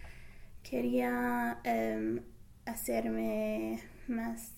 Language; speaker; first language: Spanish; non-native, fluent; English